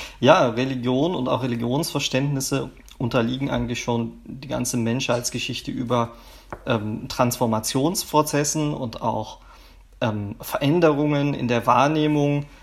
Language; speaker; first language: German; early bilingual, other home language; Turkish